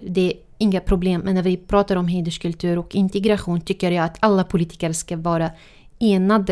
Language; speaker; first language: Swedish; non-native, fluent; Arabic